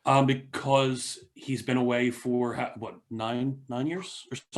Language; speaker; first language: English; native; English